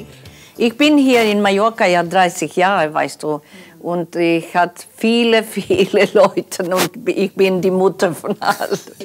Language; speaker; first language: German; non-native, learner; Polish